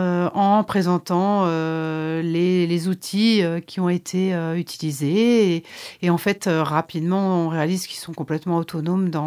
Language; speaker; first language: French; native; French